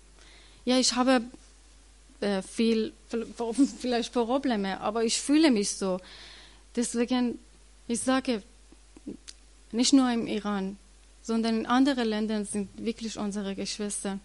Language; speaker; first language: German; non-native, learner; Persian